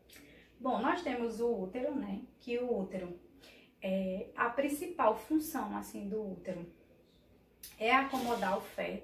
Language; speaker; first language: Portuguese; native; Portuguese